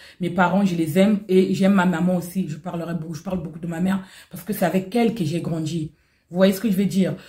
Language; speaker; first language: French; non-native, local second language; Lingala